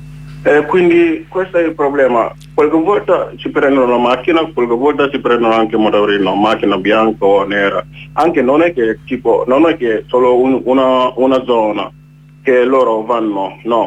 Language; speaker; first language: Italian; non-native, learner; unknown